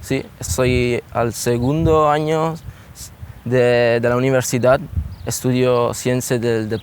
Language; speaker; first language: Spanish; non-native, learner; Italian